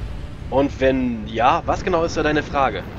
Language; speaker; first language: German; native; German